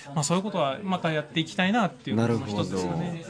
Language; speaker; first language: Japanese; native; Japanese